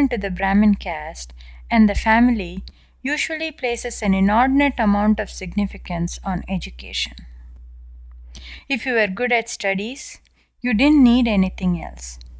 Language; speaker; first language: English; non-native, local second language; Tamil